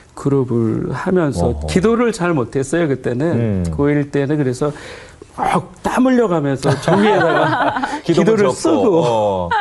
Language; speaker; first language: Korean; native; Korean